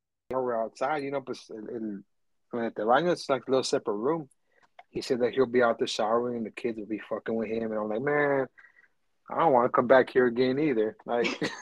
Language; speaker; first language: English; early bilingual, other home language; Spanish